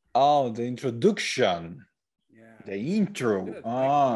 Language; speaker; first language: English; non-native, learner; Portuguese